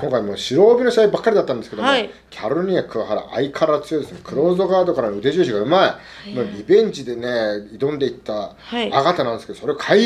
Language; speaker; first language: Japanese; native; Japanese